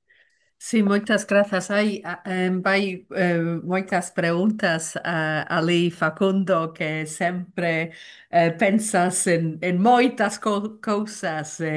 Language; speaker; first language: Portuguese; non-native, learner; Welsh